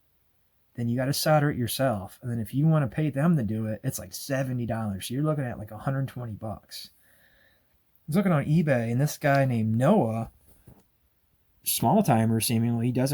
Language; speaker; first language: English; native; English